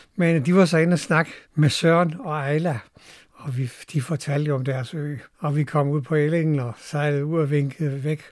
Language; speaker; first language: Danish; native; Danish